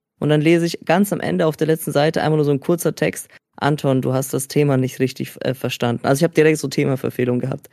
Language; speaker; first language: German; native; German